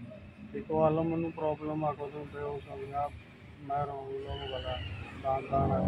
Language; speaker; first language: Filipino; non-native, learner; Punjabi